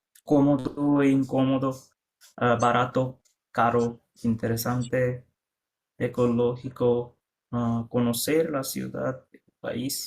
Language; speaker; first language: Spanish; non-native, fluent; Bangla